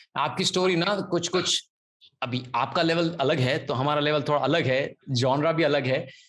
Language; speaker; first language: Hindi; non-native, local second language; Gujarati